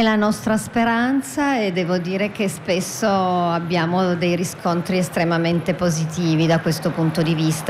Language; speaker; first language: Italian; native; Italian